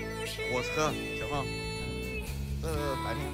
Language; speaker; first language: Chinese; native; Chinese